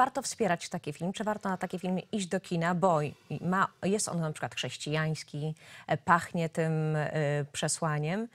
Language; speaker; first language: Polish; native; Polish